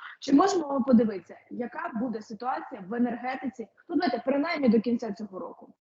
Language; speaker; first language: Ukrainian; native; Ukrainian